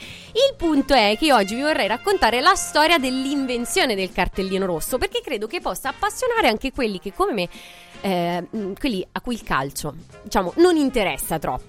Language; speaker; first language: Italian; native; Italian